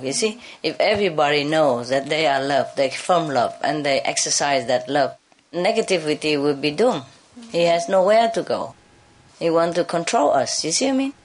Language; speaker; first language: English; non-native, fluent; Vietnamese